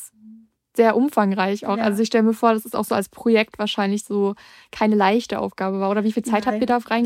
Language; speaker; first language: German; native; German